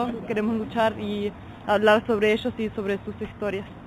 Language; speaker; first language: Spanish; non-native, learner; German